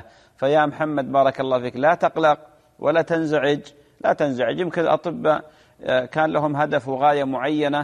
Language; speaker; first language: Arabic; native; Arabic